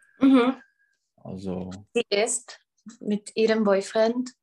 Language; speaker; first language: German; non-native, fluent; Czech